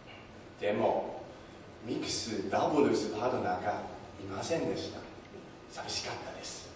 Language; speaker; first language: Japanese; non-native, learner; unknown